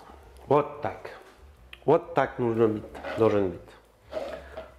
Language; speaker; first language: Russian; non-native, learner; French